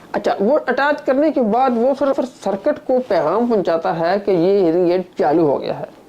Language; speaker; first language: Urdu; non-native, local second language; Punjabi